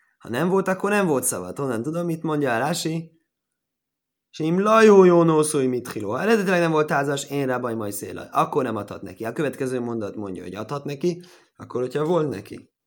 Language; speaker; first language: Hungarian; early bilingual, heritage; Hungarian